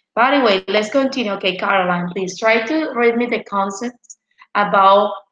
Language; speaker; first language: English; non-native, fluent; Spanish